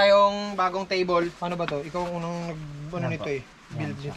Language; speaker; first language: Filipino; native; Filipino